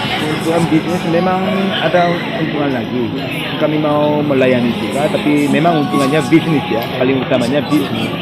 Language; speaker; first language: Indonesian; non-native, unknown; Korean